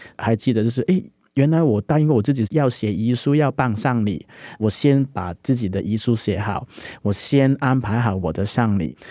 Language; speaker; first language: Chinese; non-native, local second language; Cantonese